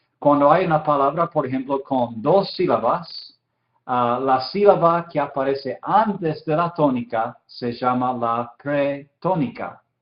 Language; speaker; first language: Spanish; non-native, fluent; English